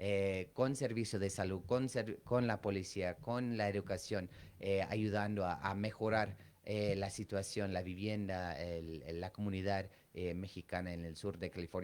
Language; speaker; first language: Spanish; non-native, fluent; English